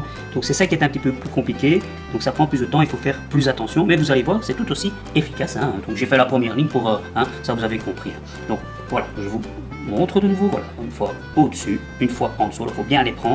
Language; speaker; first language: French; native; French